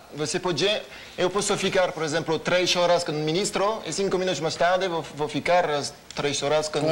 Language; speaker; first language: Portuguese; non-native, learner; French